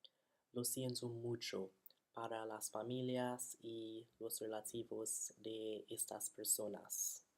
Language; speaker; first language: Spanish; non-native, learner; English